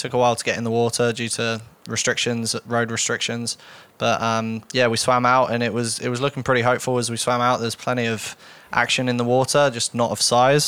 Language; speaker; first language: English; native; English